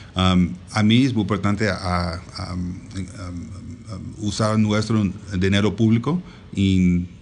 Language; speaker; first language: Spanish; non-native, learner; English